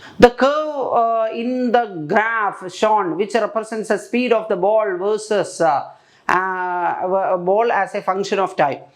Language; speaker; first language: English; non-native, local second language; Malayalam